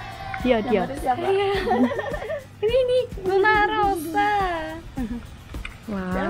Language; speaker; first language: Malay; non-native, fluent; Korean